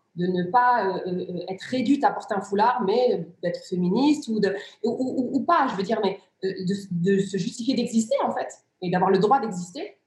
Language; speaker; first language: French; early bilingual, other home language; Riffian